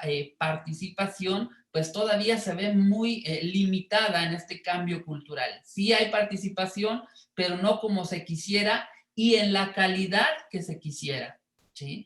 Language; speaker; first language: Spanish; native; Spanish